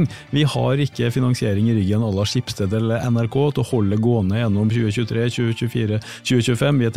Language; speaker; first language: Norwegian; native; Norwegian